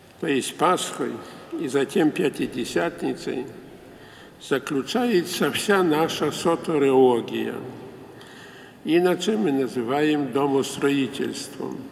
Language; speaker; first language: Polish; non-native, local second language; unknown